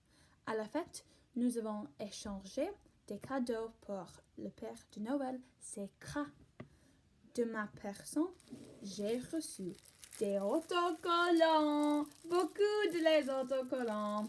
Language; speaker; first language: French; non-native, learner; English